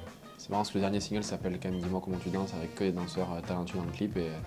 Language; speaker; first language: French; native; French